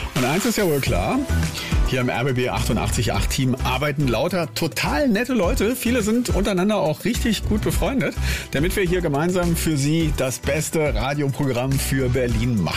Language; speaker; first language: German; native; German